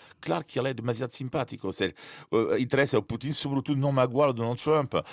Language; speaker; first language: Portuguese; non-native, fluent; French